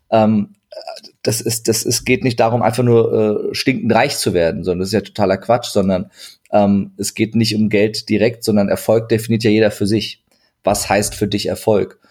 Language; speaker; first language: German; early bilingual, other home language; Turkish